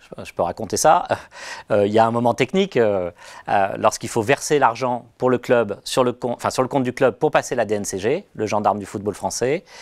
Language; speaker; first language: French; native; French